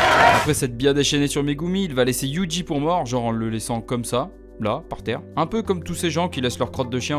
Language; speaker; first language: French; native; French